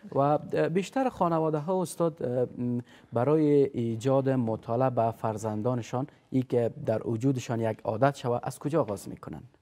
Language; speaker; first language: Persian; native; Persian